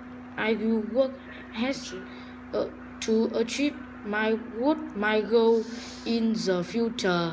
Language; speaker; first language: English; non-native, learner; Vietnamese